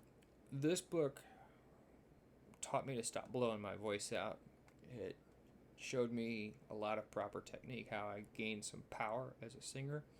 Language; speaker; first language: English; native; English